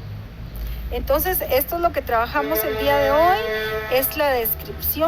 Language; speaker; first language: Spanish; native; Spanish